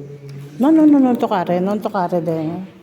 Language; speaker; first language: Italian; non-native, learner; Filipino